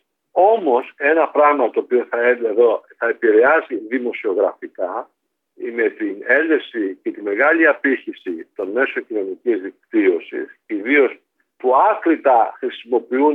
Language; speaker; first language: Greek; native; Greek